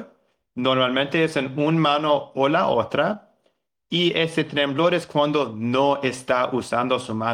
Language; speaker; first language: Spanish; non-native, learner; English